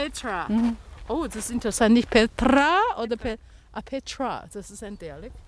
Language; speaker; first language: German; non-native, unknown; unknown